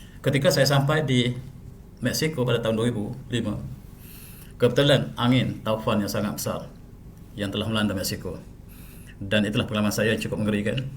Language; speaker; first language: Malay; native; Malay